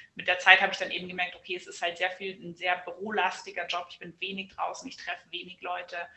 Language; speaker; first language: German; native; German